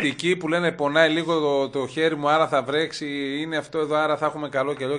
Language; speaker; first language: Greek; native; Greek